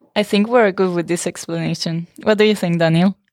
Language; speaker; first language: English; non-native, fluent; Spanish